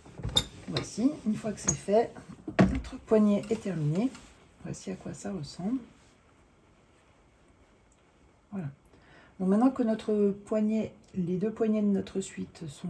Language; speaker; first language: French; native; French